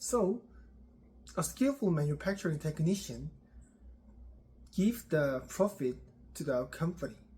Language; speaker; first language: English; non-native, learner; Korean